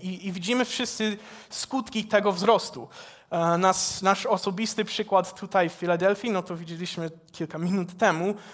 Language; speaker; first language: Polish; non-native, fluent; English